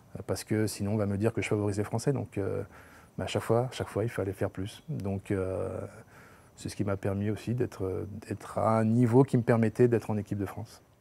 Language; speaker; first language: French; native; French